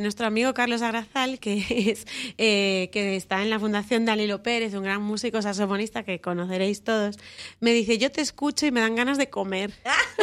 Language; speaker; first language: Spanish; non-native, local second language; Galician